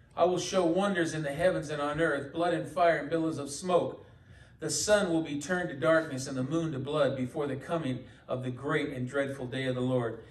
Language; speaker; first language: English; native; English